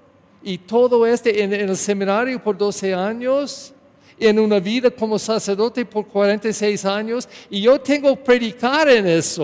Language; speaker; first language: Spanish; non-native, learner; English